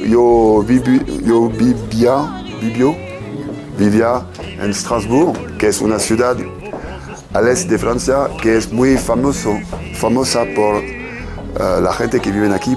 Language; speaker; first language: Spanish; non-native, learner; French